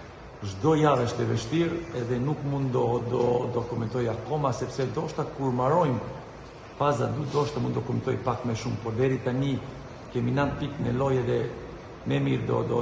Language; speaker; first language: Albanian; non-native, learner; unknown